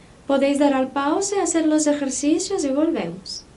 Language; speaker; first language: Spanish; non-native, fluent; Portuguese